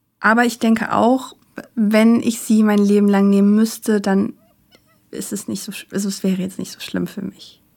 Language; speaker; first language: German; native; German